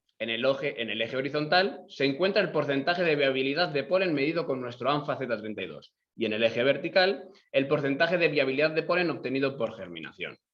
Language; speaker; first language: Spanish; native; Spanish